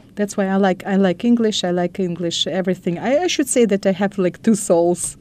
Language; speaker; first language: English; non-native, fluent; Russian